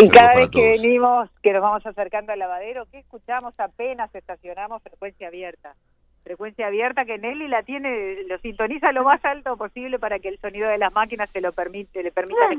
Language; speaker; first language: Spanish; native; Spanish